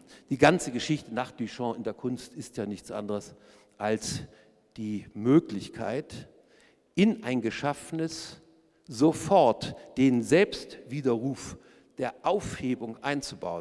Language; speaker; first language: German; native; German